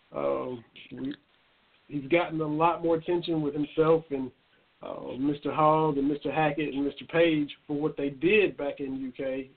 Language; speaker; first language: English; native; English